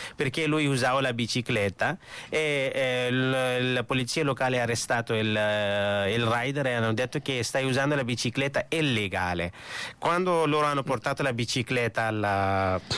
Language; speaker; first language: Italian; non-native, learner; Urdu